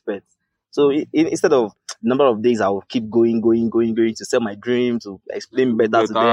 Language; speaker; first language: English; non-native, local second language; Yoruba